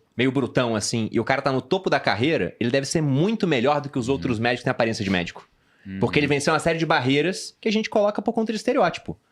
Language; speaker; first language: Portuguese; native; Portuguese